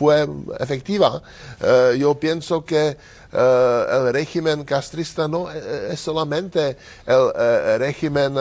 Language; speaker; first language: Spanish; non-native, learner; Czech